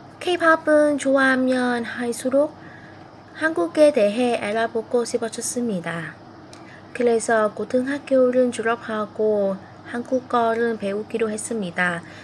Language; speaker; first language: Korean; non-native, fluent; Vietnamese